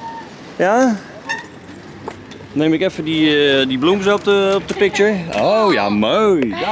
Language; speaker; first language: Dutch; native; Dutch